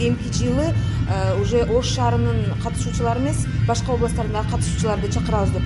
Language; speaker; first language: Kyrgyz; native; Kyrgyz